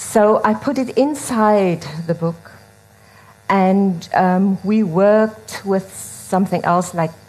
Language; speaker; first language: English; non-native, local second language; Afrikaans